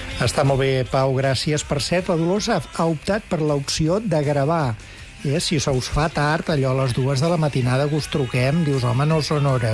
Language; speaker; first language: Catalan; native; Catalan